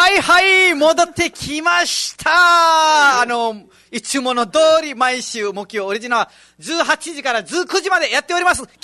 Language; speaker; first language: Japanese; non-native, fluent; Nepali